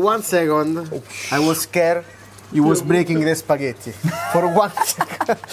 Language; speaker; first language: English; non-native, fluent; Italian